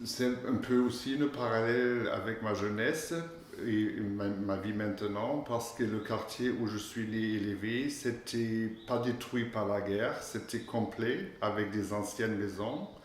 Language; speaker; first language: French; non-native, fluent; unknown